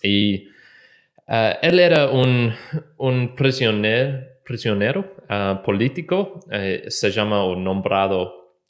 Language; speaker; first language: Spanish; non-native, learner; English